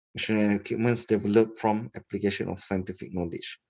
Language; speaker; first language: English; non-native, local second language; Malay